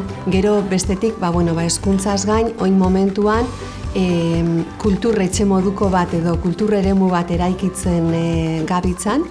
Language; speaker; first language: Basque; native; Basque